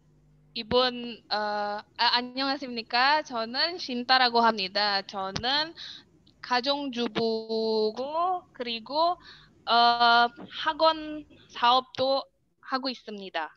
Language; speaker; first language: Korean; non-native, learner; Indonesian